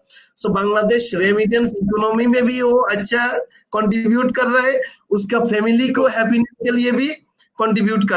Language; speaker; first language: Hindi; non-native, fluent; Bangla